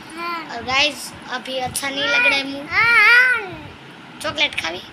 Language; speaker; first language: Hindi; non-native, local second language; Gujarati